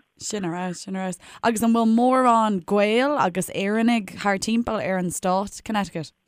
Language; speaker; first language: Irish; native; Irish